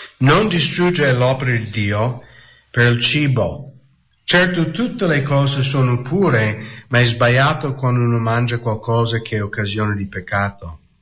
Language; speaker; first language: Italian; non-native, fluent; English